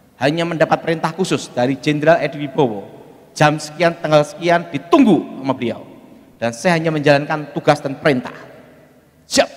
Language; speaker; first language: Indonesian; native; Indonesian